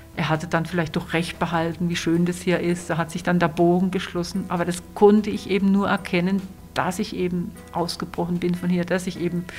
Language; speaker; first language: German; non-native, local second language; Swiss German